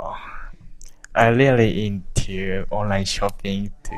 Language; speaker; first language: English; non-native, learner; Japanese